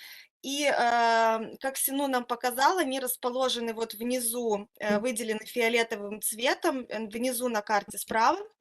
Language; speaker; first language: Russian; native; Russian